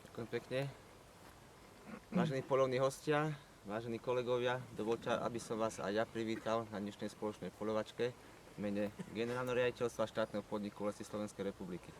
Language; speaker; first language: Slovak; native; Slovak